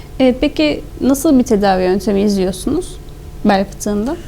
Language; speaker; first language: Turkish; native; Turkish